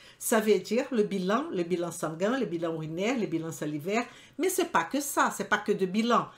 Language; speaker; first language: French; non-native, fluent; Portuguese